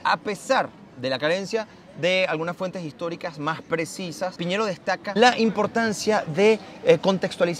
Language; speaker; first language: Spanish; native; Spanish